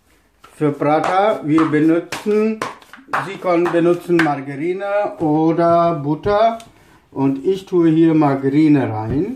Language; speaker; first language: German; non-native, learner; Urdu